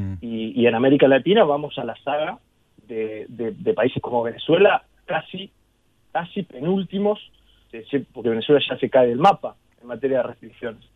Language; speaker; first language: Spanish; native; Spanish